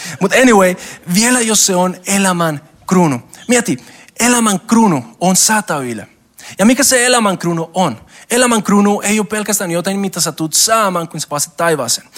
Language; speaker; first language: Finnish; non-native, learner; Spanish